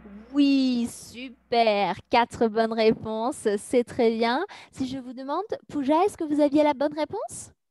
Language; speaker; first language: French; native; French